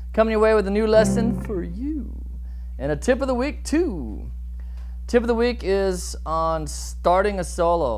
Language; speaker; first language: English; native; English